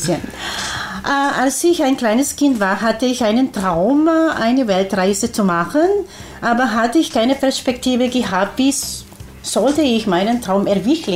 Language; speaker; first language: German; non-native, fluent; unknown